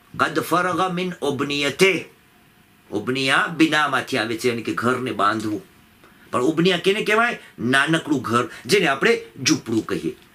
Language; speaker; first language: Gujarati; early bilingual, heritage; Gujarati